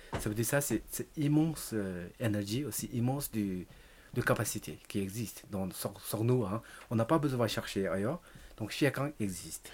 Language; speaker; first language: French; non-native, learner; Tibetan